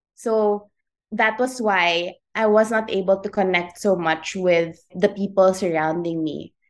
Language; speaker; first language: English; non-native, local second language; Cebuano